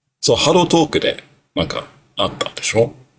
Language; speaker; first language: Japanese; non-native, learner; English